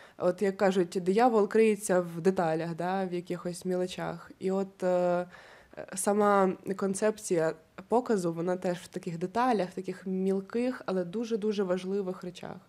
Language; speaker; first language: Ukrainian; native; Ukrainian